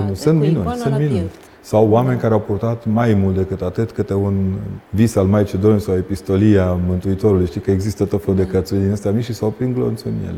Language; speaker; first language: Romanian; native; Romanian